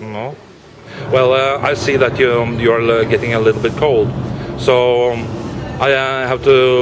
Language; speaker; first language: English; non-native, fluent; Norwegian